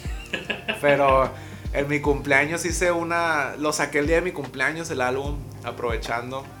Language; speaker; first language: Spanish; native; Spanish